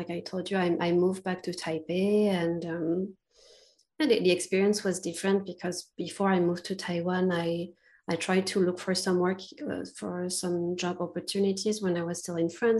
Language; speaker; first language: English; non-native, fluent; French